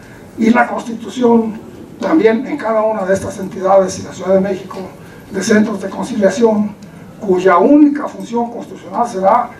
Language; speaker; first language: Spanish; native; Spanish